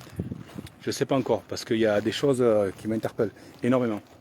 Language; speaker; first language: French; native; French